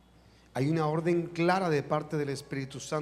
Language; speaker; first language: Spanish; native; Spanish